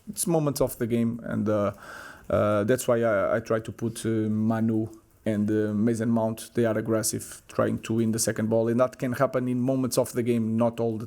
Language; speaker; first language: English; non-native, fluent; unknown